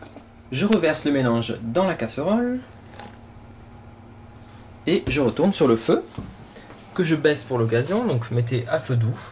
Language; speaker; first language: French; native; French